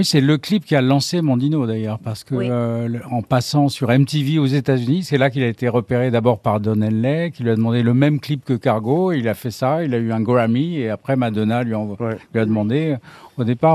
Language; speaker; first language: French; native; French